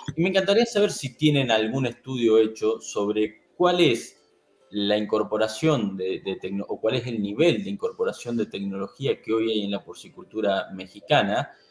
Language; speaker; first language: Spanish; native; Spanish